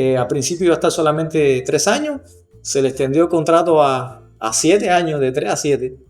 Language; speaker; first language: Spanish; native; Spanish